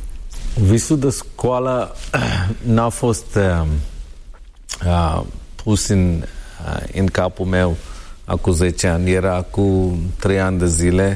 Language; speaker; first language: Romanian; non-native, learner; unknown